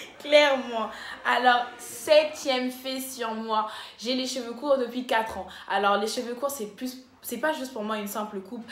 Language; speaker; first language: French; early bilingual, other home language; Lingala